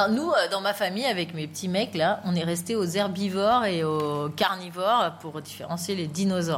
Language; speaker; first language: French; native; French